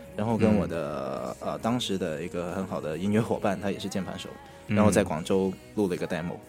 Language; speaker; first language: Chinese; native; Chinese